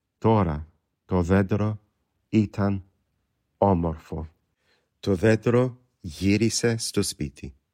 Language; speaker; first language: Greek; non-native, fluent; English